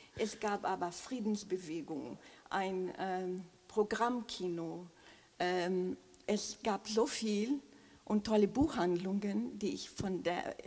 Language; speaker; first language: German; non-native, fluent; Portuguese